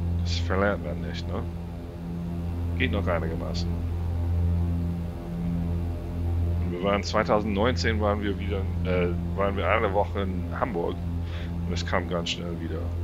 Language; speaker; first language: German; non-native, fluent; English